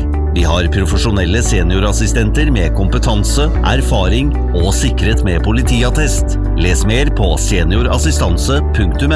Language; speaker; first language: Norwegian; native; Norwegian